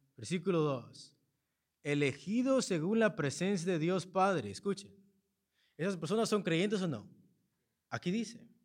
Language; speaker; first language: Spanish; early bilingual, heritage; Spanish